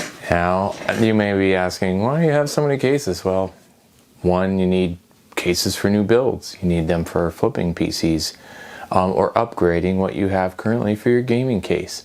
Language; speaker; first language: English; native; English